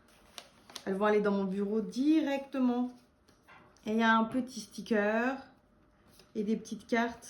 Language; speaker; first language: French; native; French